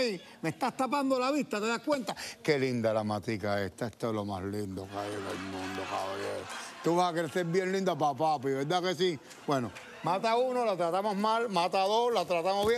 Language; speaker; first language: Spanish; native; Spanish